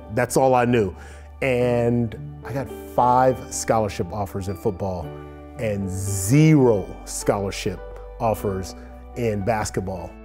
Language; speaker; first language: English; native; English